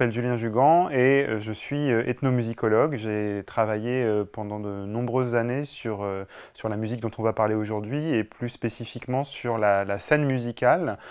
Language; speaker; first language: French; native; French